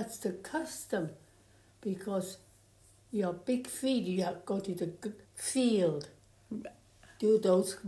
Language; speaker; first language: English; non-native, fluent; Chinese